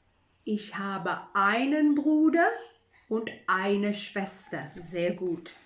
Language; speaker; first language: German; non-native, fluent; English